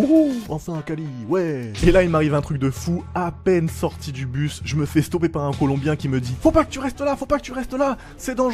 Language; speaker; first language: French; native; French